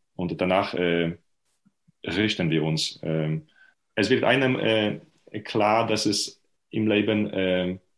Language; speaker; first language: German; non-native, fluent; Polish